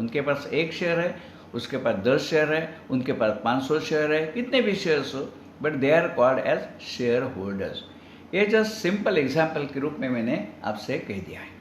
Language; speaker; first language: Hindi; non-native, local second language; Marathi